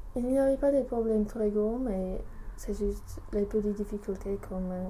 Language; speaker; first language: French; non-native, learner; English